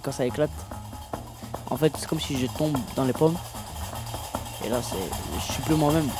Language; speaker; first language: French; non-native, learner; Arabic